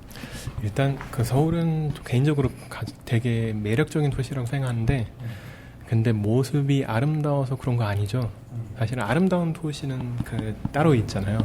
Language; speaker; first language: Korean; early bilingual, heritage; Korean